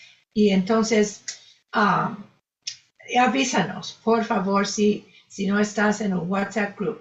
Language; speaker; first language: Spanish; non-native, fluent; English